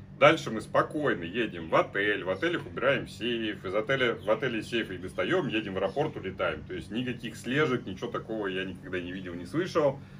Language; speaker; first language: Russian; native; Russian